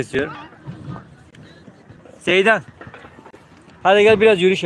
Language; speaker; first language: Turkish; native; Turkish